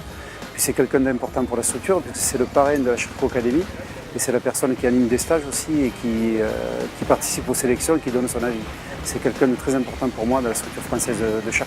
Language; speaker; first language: French; native; French